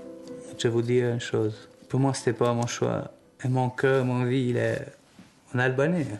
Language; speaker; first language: French; non-native, learner; Albanian